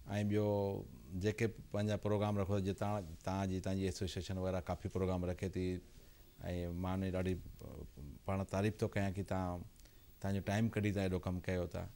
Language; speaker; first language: Sindhi; early bilingual, heritage; Sindhi